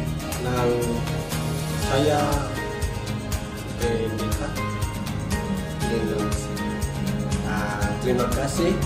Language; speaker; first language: Indonesian; non-native, learner; Spanish